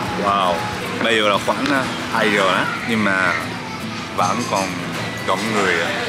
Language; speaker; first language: Vietnamese; non-native, learner; Japanese